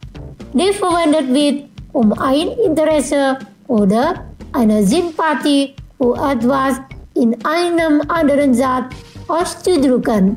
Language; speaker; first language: German; non-native, fluent; Indonesian